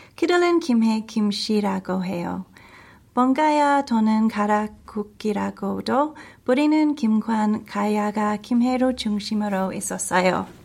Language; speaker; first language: Korean; non-native, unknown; English